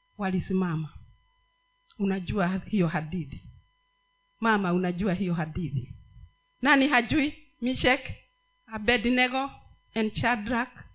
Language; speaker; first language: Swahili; non-native, local second language; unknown